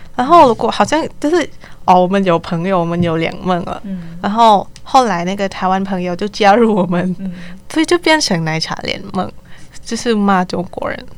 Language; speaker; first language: Chinese; non-native, learner; Thai